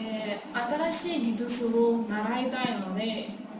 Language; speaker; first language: Japanese; non-native, learner; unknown